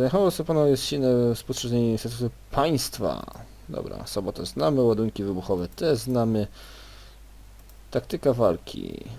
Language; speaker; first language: Polish; native; Polish